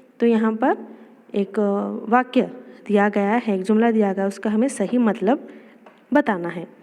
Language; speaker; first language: Hindi; non-native, local second language; Urdu